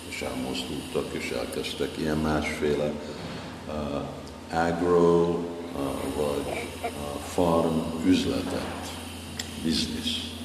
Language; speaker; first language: Hungarian; non-native, fluent; English